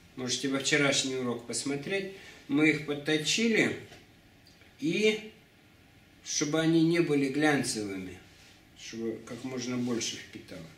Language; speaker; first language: Russian; native; Russian